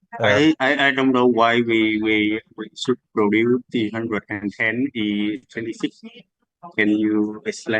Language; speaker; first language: English; non-native, learner; Vietnamese